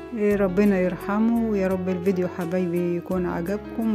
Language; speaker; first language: Arabic; native; Arabic